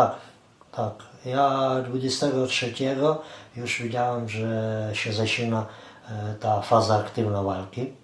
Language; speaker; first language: Polish; non-native, fluent; Ukrainian